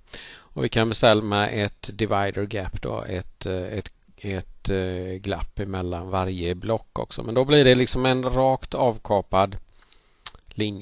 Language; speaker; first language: Swedish; native; Swedish